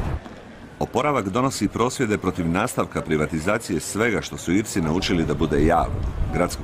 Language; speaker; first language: Croatian; native; Croatian